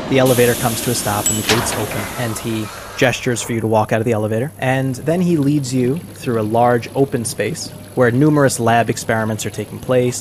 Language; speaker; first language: English; native; English